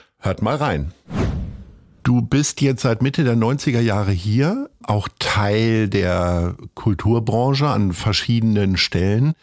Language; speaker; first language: German; native; German